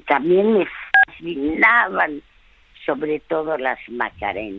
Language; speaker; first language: Spanish; early bilingual, other home language; French